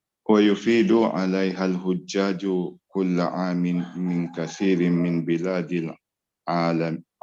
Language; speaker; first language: Arabic; non-native, learner; Indonesian